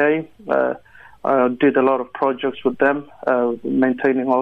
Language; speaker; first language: English; non-native, local second language; Tsonga